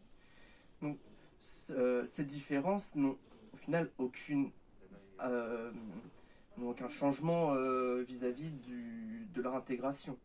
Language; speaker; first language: French; native; French